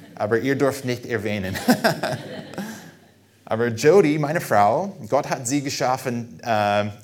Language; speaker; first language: German; non-native, fluent; English